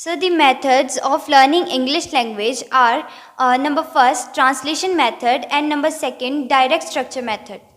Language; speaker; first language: English; non-native, fluent; Hindi